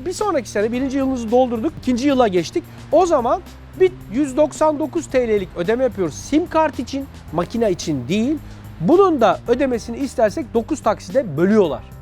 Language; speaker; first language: Turkish; native; Turkish